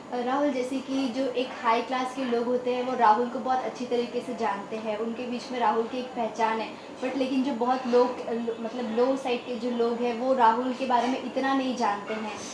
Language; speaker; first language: Hindi; native; Hindi